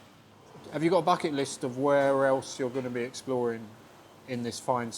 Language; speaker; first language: English; native; English